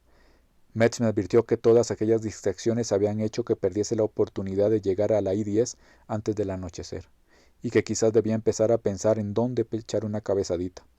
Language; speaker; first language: Spanish; native; Spanish